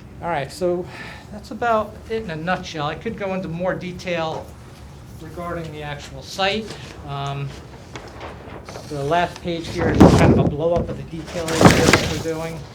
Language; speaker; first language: English; native; English